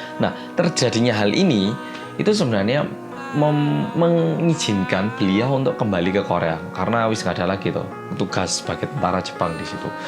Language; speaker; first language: Indonesian; early bilingual, other home language; Korean